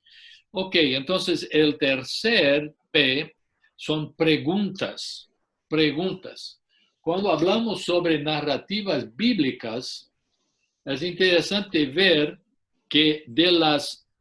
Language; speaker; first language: Spanish; non-native, fluent; English